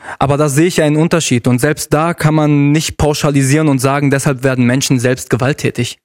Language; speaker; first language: German; early bilingual, other home language; Arabic